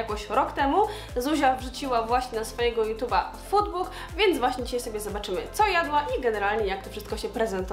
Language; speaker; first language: Polish; native; Polish